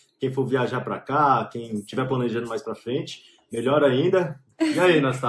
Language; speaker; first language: Portuguese; native; Portuguese